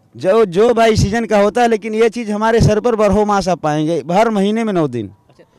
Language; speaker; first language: Hindi; native; Hindi